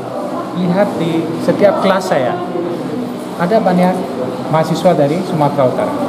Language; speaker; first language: Indonesian; non-native, fluent; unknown